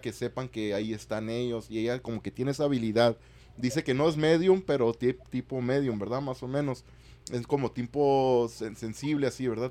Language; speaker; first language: Spanish; early bilingual, heritage; Spanish